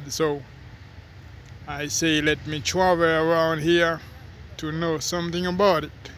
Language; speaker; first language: English; non-native, fluent; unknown